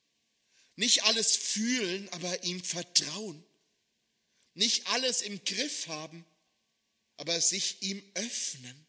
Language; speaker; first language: German; native; German